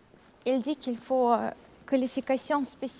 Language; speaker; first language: French; non-native, learner; Russian